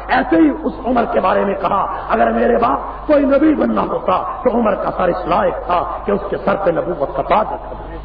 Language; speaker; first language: Urdu; non-native, local second language; Punjabi